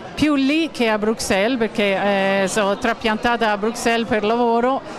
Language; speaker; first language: Italian; native; Italian